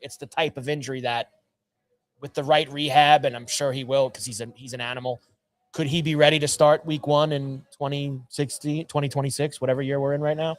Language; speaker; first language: English; native; English